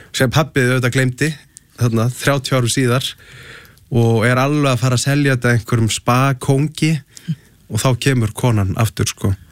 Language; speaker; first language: Icelandic; early bilingual, other home language; Portuguese